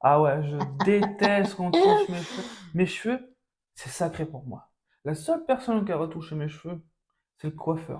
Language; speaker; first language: French; native; French